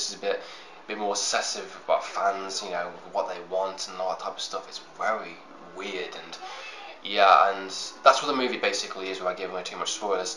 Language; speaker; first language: English; native; English